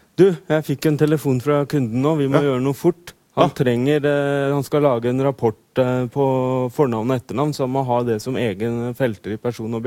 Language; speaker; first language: Norwegian; native; Norwegian